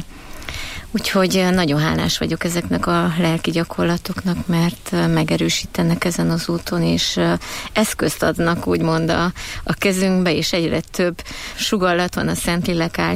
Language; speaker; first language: Hungarian; native; Hungarian